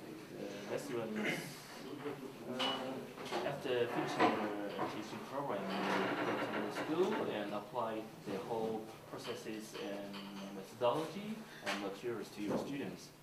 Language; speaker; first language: English; non-native, learner; Korean